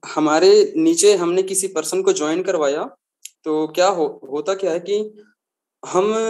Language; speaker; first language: Hindi; native; Hindi